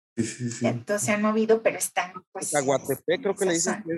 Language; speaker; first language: Spanish; native; Spanish